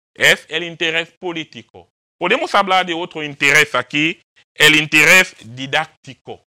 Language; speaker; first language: Spanish; non-native, fluent; French